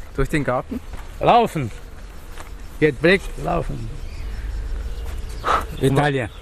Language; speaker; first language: German; non-native, learner; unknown